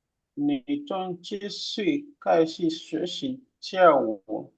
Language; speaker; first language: Chinese; non-native, learner; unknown